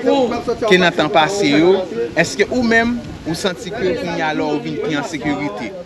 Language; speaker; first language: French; non-native, local second language; Haitian Creole